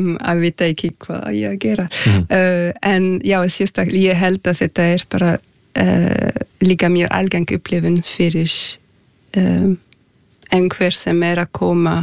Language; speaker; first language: Icelandic; non-native, fluent; French